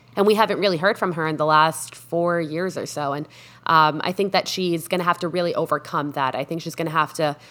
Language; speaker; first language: English; non-native, fluent; Spanish